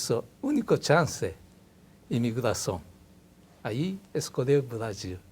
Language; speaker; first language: Portuguese; non-native, learner; Japanese